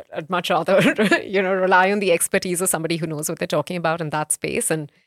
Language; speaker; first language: English; non-native, local second language; Hindi